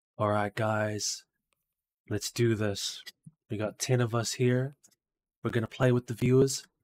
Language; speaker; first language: English; native; English